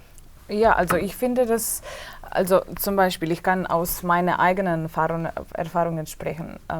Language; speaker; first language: German; non-native, fluent; Slovenian